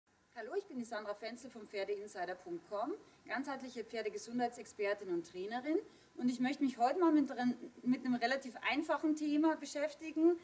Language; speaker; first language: German; native; German